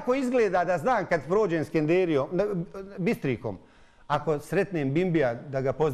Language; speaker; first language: Bosnian; native; Bosnian